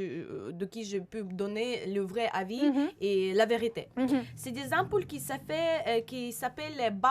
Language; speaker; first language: French; non-native, learner; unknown